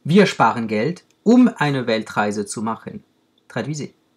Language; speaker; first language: German; non-native, fluent; French